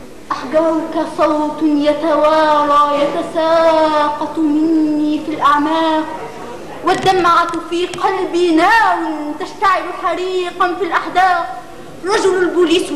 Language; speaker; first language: Arabic; native; Arabic